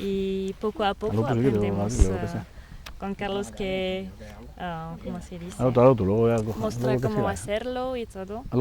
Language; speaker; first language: Spanish; non-native, learner; French